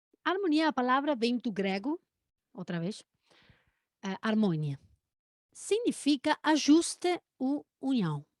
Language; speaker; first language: Portuguese; non-native, learner; Spanish